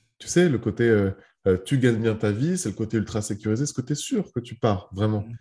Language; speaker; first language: French; early bilingual, other home language; Arabic